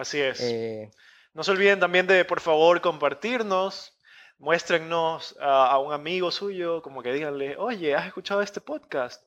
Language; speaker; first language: Spanish; native; Spanish